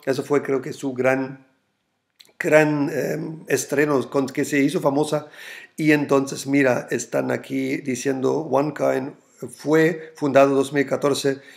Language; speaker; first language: Spanish; non-native, fluent; German